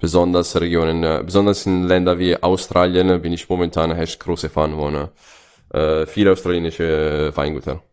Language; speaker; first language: German; non-native, fluent; Italian